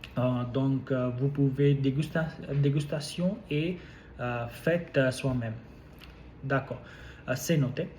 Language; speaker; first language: French; non-native, learner; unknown